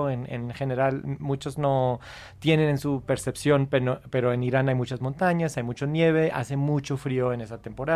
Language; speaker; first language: Spanish; non-native, fluent; English